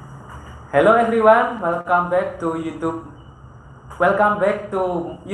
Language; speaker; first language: English; non-native, learner; Indonesian